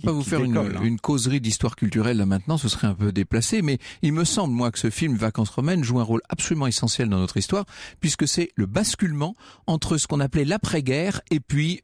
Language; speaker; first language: French; native; French